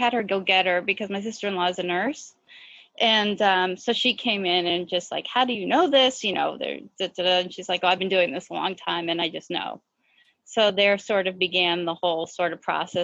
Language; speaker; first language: English; native; English